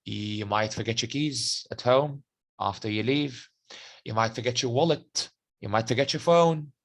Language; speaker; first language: English; non-native, fluent; Arabic